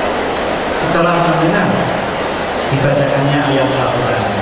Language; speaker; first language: Indonesian; native; Indonesian